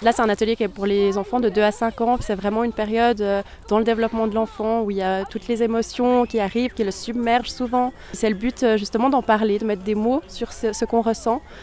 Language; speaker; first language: French; native; French